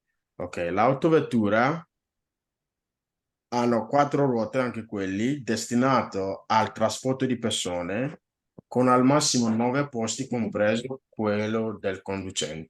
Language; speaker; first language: Italian; non-native, fluent; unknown